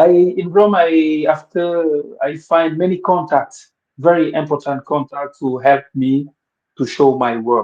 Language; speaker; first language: English; non-native, fluent; Wolof